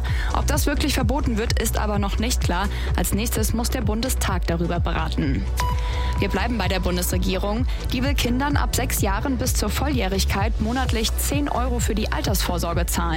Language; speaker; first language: German; native; German